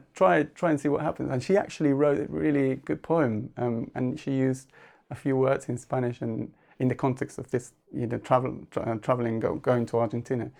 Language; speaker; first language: English; non-native, fluent; Spanish